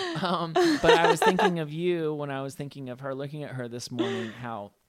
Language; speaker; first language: English; native; English